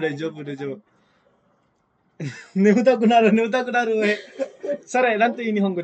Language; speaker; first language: Japanese; non-native, fluent; Indonesian